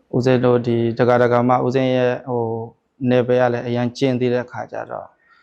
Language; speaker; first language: Burmese; native; Burmese